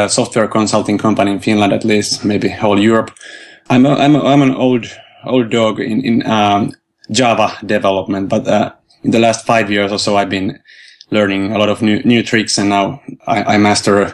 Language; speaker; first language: English; non-native, fluent; Finnish